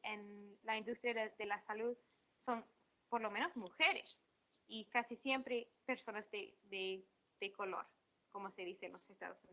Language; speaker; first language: Spanish; non-native, fluent; English